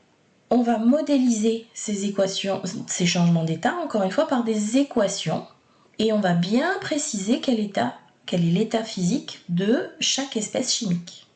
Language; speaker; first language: French; native; French